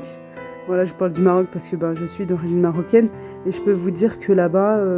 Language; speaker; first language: French; native; French